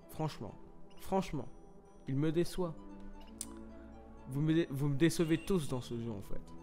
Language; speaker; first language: French; native; French